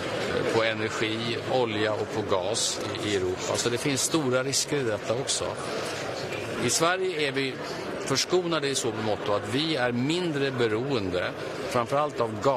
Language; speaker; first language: Swedish; native; Swedish